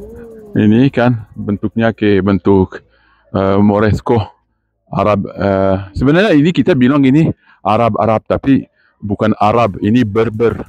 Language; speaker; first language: Indonesian; non-native, fluent; Spanish